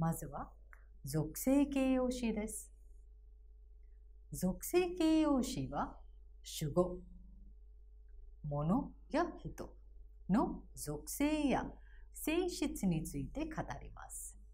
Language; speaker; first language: Japanese; non-native, fluent; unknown